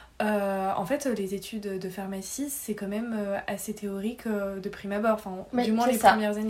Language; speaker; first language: French; native; French